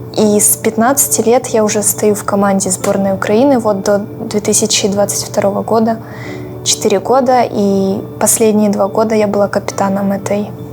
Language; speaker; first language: Russian; native; Russian